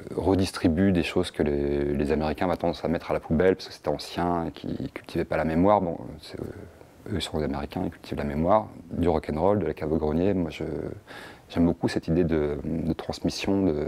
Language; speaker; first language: French; native; French